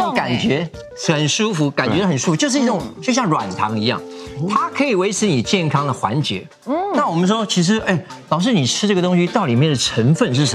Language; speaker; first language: Chinese; native; Chinese